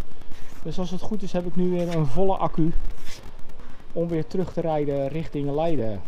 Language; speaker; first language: Dutch; native; Dutch